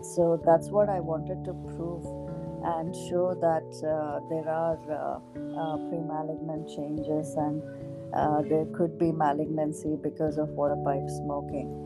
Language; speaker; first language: English; non-native, local second language; Kannada